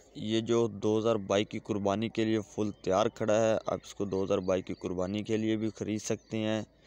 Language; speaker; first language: Urdu; non-native, local second language; Punjabi